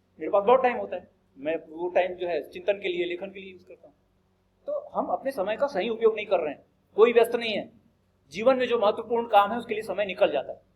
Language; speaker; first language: Hindi; native; Hindi